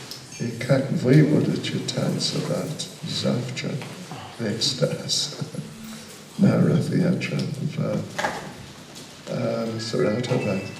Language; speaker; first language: Russian; non-native, learner; English